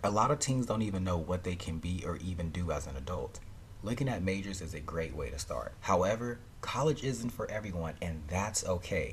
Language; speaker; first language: English; native; English